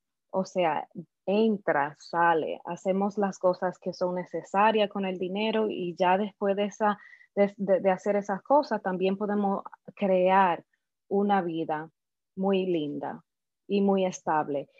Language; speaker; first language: Spanish; native; Spanish